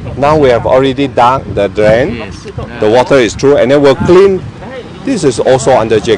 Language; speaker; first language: English; non-native, local second language; Chinese